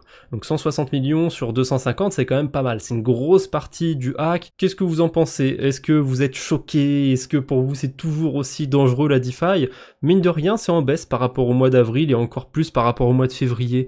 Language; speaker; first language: French; native; French